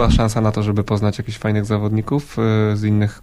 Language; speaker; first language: Polish; native; Polish